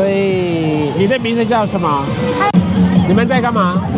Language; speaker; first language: Chinese; non-native, fluent; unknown